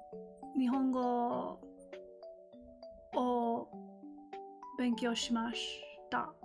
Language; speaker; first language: Japanese; non-native, learner; English